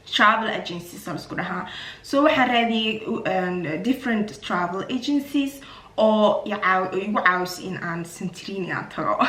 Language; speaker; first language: Somali; early bilingual, heritage; Somali